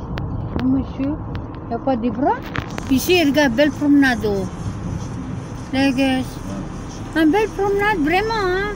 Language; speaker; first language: French; non-native, learner; Filipino